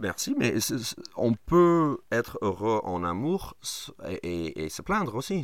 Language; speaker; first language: French; non-native, fluent; English